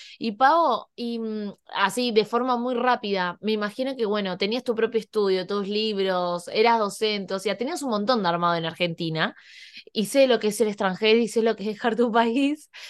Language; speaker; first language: Spanish; native; Spanish